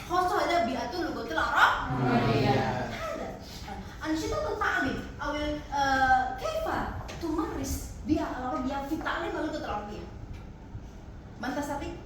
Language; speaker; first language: Arabic; non-native, learner; Indonesian